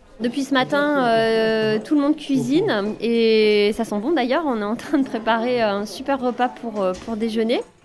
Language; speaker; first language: French; native; French